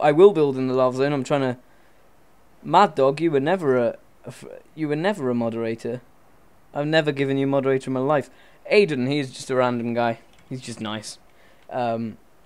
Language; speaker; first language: English; native; English